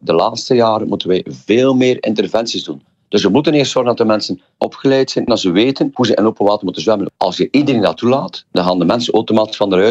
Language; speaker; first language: Dutch; native; Dutch